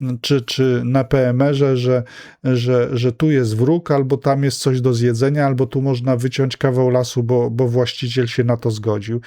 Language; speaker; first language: Polish; native; Polish